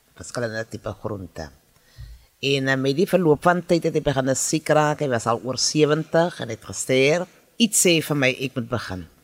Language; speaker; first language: Afrikaans; native; Afrikaans